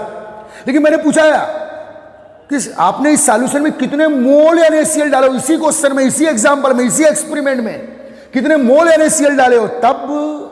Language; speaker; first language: Hindi; native; Hindi